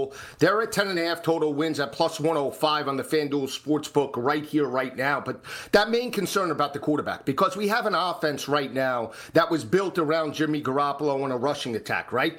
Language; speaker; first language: English; native; English